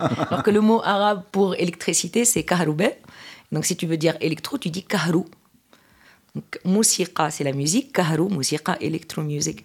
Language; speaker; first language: French; non-native, local second language; Arabic